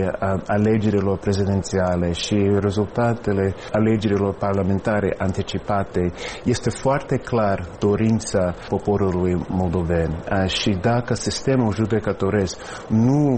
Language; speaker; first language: Romanian; non-native, fluent; English